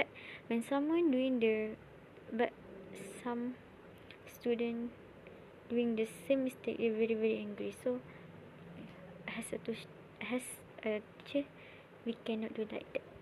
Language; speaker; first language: English; non-native, learner; Malay